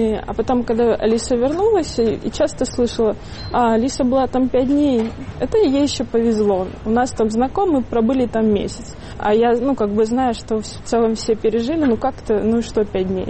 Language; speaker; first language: Russian; native; Russian